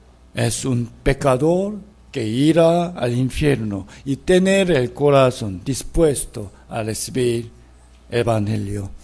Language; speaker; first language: Spanish; non-native, fluent; Korean